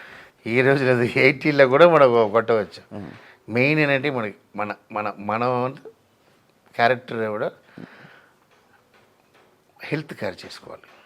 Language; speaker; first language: Telugu; non-native, local second language; Tamil